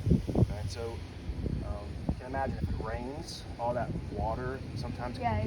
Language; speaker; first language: English; native; English